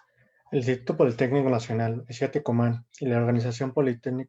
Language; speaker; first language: Spanish; native; Spanish